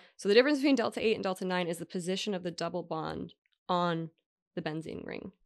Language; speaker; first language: English; native; English